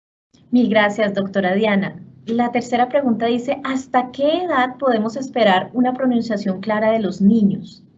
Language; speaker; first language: Spanish; native; Spanish